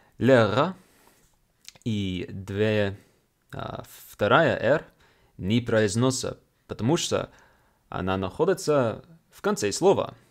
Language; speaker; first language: Russian; non-native, fluent; English